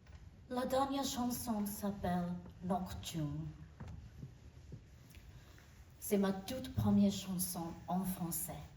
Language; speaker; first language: French; non-native, learner; Burmese